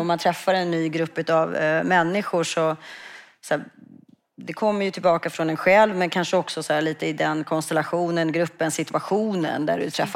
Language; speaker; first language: Swedish; native; Swedish